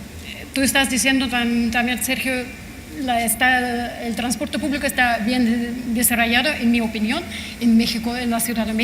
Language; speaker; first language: Spanish; non-native, fluent; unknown